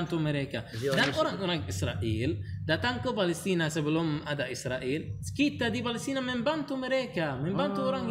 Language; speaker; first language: Indonesian; non-native, learner; Arabic